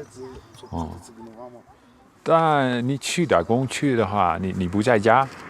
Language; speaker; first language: Chinese; non-native, fluent; Dutch